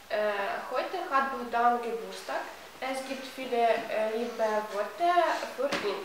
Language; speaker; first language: German; non-native, learner; Ukrainian